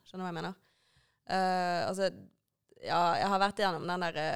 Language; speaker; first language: Norwegian; native; Norwegian